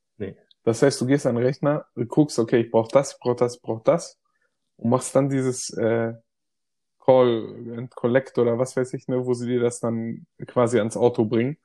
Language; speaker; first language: German; early bilingual, other home language; Greek